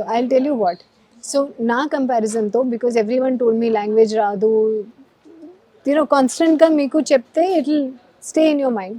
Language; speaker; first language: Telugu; non-native, learner; Hindi